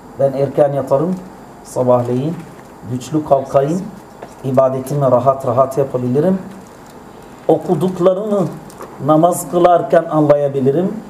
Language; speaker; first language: Turkish; non-native, fluent; Arabic